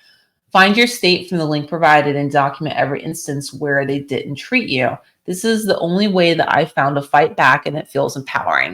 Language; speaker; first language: English; native; English